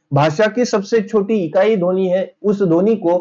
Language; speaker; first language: Hindi; non-native, local second language; Marathi